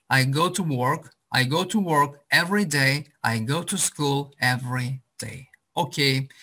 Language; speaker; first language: English; non-native, fluent; Azerbaijani